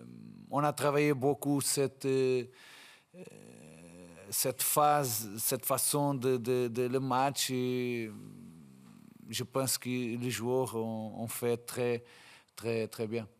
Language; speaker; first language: French; non-native, fluent; Portuguese